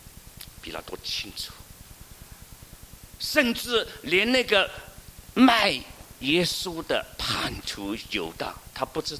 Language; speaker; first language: Chinese; native; Chinese